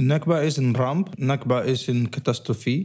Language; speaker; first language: Dutch; non-native, learner; Arabic